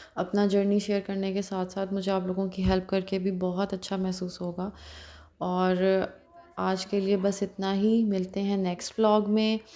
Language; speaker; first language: Urdu; non-native, local second language; Punjabi